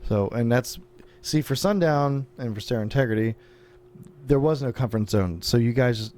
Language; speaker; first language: English; native; English